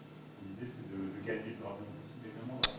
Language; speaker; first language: French; native; French